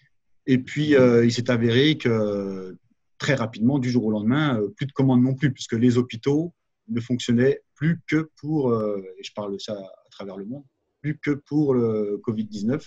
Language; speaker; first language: French; native; French